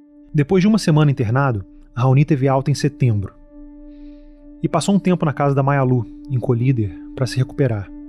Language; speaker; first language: Portuguese; native; Portuguese